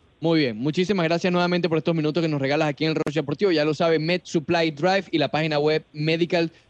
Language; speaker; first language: Spanish; native; Spanish